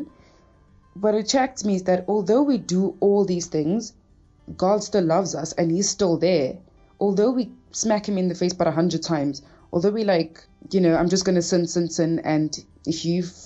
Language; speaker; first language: English; early bilingual, other home language; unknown